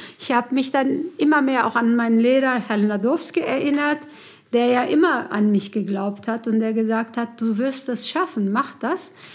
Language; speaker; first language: German; non-native, fluent; Kurdish